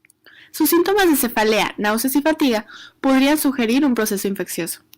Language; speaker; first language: Spanish; native; Spanish